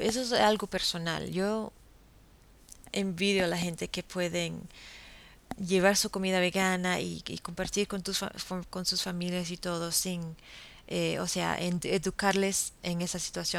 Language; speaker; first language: Spanish; non-native, fluent; English